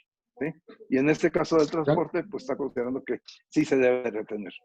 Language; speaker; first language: Spanish; native; Spanish